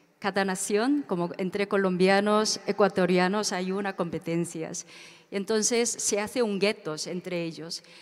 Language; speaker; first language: Spanish; non-native, fluent; Korean